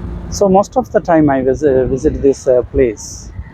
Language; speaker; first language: English; non-native, local second language; Tamil